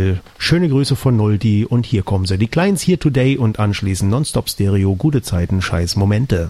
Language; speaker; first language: German; native; German